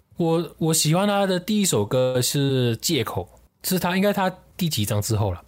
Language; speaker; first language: Chinese; native; Chinese